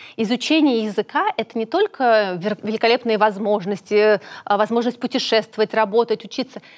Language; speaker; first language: Russian; native; Russian